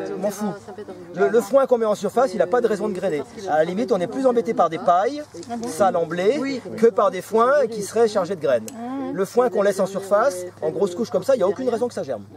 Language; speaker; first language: French; native; French